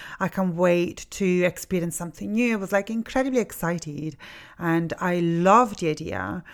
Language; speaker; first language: English; non-native, fluent; Italian